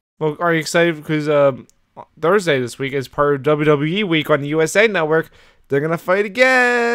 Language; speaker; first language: English; native; English